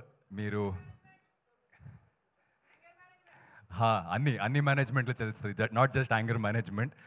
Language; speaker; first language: Telugu; non-native, fluent; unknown